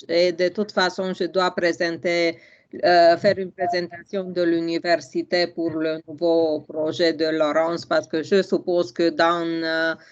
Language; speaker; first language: French; non-native, fluent; Romanian